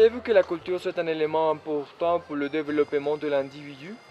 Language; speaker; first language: French; non-native, learner; Spanish